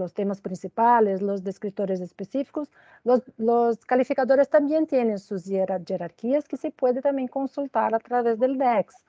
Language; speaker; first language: Spanish; non-native, fluent; Portuguese